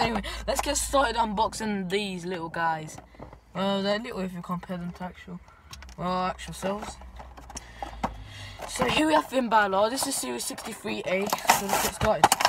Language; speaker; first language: English; native; English